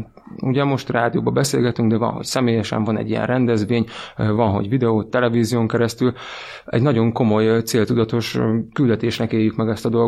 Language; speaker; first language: Hungarian; native; Hungarian